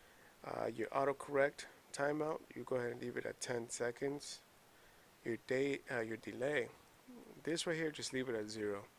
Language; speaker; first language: English; native; English